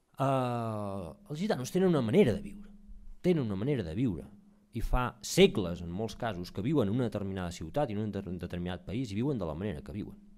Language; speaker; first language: Catalan; native; Catalan